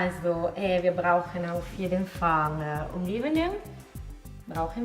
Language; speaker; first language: German; non-native, fluent; Italian